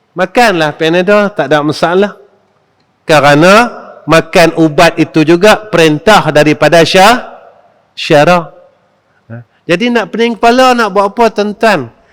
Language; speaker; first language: Malay; native; Malay